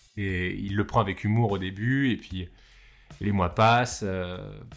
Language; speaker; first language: French; native; French